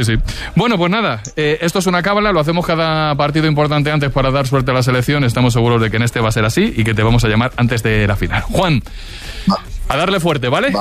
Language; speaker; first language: Spanish; native; Spanish